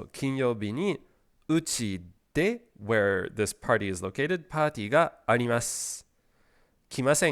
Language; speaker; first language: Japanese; non-native, fluent; English